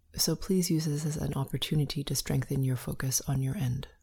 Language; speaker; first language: English; native; English